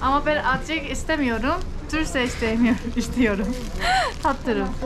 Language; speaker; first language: Turkish; non-native, learner; Korean